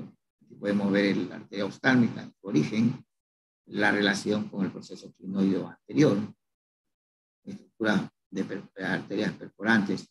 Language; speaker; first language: Spanish; native; Spanish